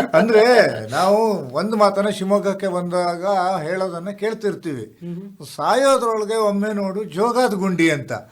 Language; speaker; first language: Kannada; native; Kannada